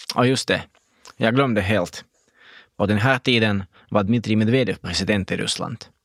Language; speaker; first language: Swedish; non-native, fluent; Russian